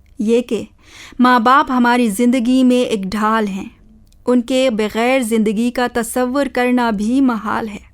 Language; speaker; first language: Urdu; non-native, local second language; Khowar